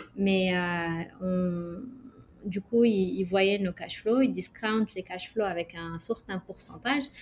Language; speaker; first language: French; non-native, local second language; Arabic